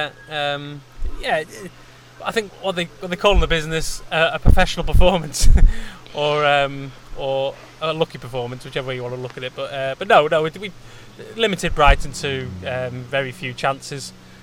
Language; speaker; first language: English; native; English